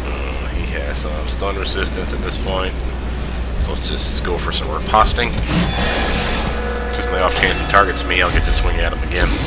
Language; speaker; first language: English; native; English